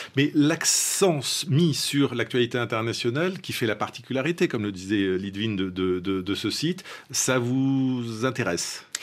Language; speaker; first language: French; native; French